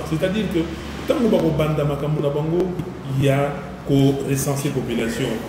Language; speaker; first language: French; non-native, local second language; Lingala